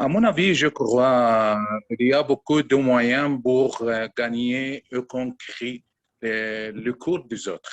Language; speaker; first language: French; non-native, learner; Arabic